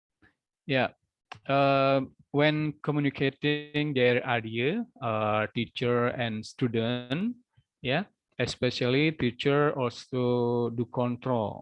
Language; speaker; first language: English; non-native, local second language; Indonesian